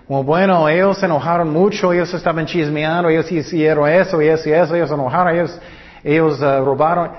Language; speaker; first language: Spanish; non-native, learner; English